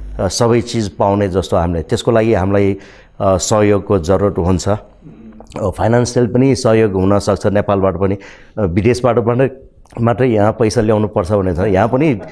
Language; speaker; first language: Nepali; non-native, local second language; Newari